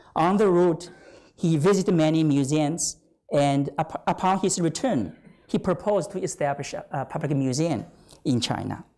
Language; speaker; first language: English; non-native, fluent; Chinese